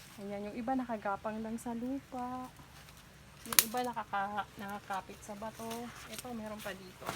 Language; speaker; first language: Filipino; non-native, local second language; Waray